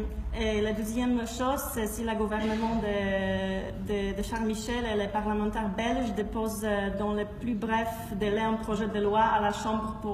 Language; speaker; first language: French; non-native, fluent; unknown